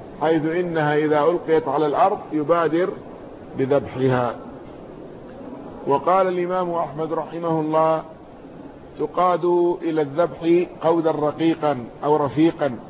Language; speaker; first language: Arabic; native; Arabic